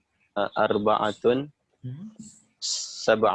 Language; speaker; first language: Arabic; non-native, learner; Indonesian